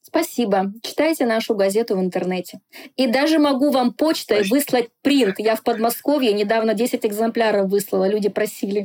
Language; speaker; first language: Russian; non-native, local second language; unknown